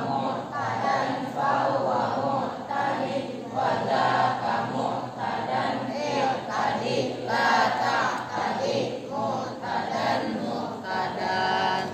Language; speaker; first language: Arabic; non-native, learner; Indonesian